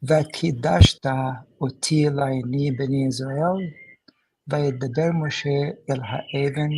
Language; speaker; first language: Hebrew; non-native, learner; English